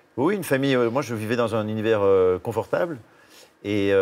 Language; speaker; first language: French; native; French